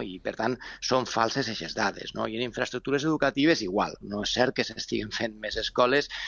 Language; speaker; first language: Catalan; native; Catalan